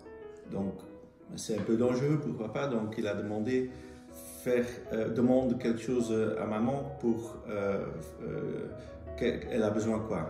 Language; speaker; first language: French; non-native, local second language; Dutch